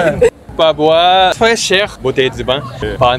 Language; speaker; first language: French; non-native, learner; Japanese